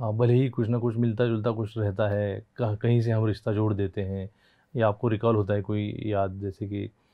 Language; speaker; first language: Hindi; non-native, local second language; Marathi